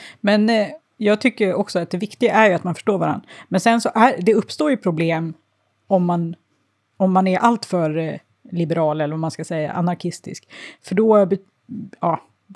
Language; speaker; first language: Swedish; native; Swedish